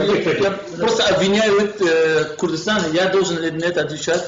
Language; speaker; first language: Russian; non-native, fluent; Kurdish